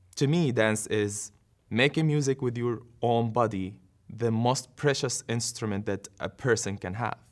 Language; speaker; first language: English; non-native, fluent; Arabic